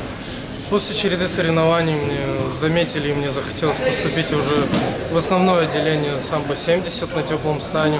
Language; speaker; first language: Russian; native; Russian